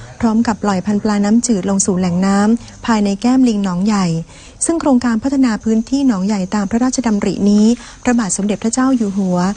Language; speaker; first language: Thai; native; Thai